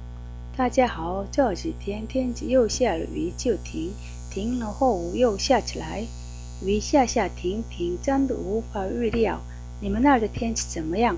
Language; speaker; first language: Chinese; non-native, fluent; Korean